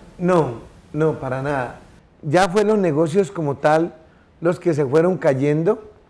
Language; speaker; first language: Spanish; native; Spanish